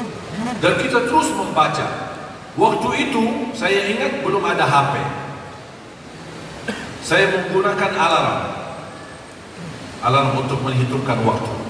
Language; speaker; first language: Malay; non-native, fluent; Arabic